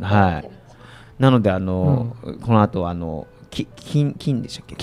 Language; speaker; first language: Japanese; native; Japanese